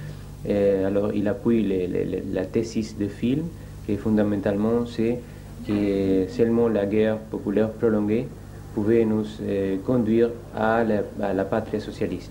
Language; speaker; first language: French; non-native, learner; Spanish